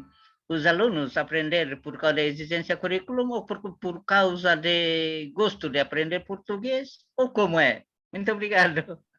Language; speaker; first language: Portuguese; non-native, learner; Tetum